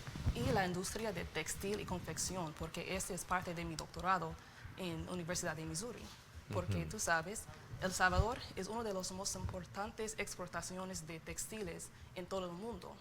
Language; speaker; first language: Spanish; non-native, learner; English